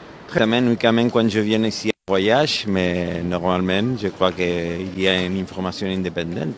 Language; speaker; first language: French; non-native, fluent; Catalan